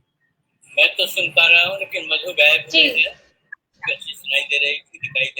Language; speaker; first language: Hindi; native; Hindi